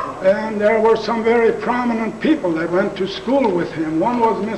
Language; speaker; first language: English; non-native, local second language; Plautdietsch